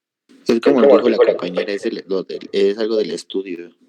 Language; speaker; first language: Spanish; native; Spanish